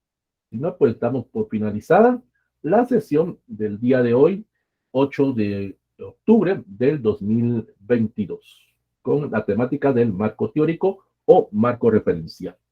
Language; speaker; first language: Spanish; native; Spanish